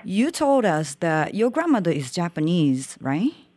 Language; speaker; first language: English; non-native, fluent; Japanese